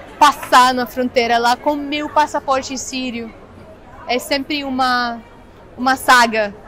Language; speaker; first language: Portuguese; non-native, fluent; Arabic